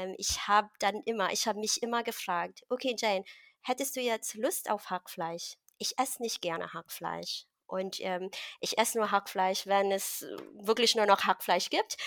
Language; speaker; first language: German; non-native, fluent; Filipino